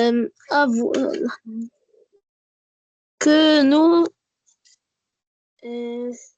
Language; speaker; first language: French; non-native, learner; Arabic